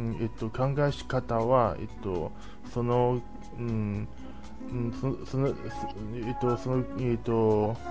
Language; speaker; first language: Japanese; non-native, learner; Chinese